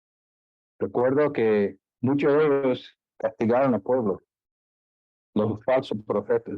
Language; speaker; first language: Spanish; non-native, fluent; English